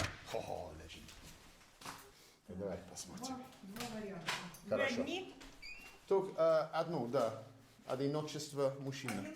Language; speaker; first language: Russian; non-native, learner; English